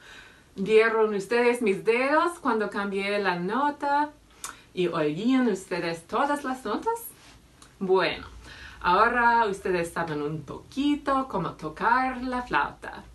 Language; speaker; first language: Spanish; non-native, fluent; English